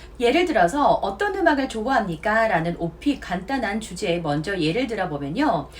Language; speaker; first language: Korean; native; Korean